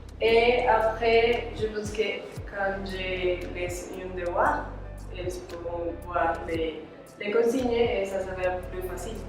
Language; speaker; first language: French; non-native, learner; Spanish